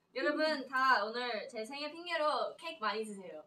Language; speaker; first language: Korean; early bilingual, heritage; Korean